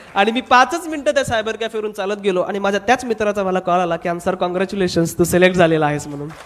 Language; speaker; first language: Marathi; non-native, local second language; Hindi